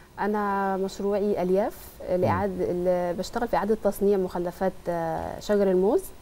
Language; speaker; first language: Egyptian Arabic; native; Egyptian Arabic